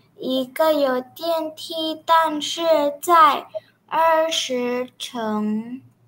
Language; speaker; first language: Chinese; non-native, learner; Indonesian